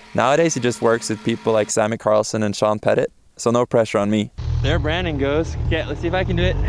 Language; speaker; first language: English; non-native, fluent; Norwegian